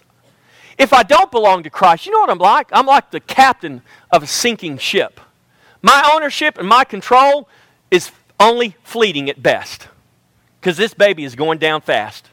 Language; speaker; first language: English; native; English